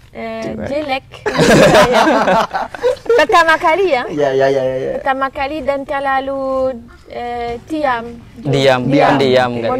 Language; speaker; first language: Indonesian; non-native, learner; French